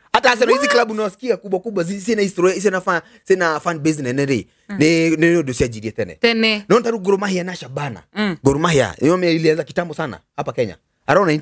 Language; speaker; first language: Swahili; non-native, local second language; Kikuyu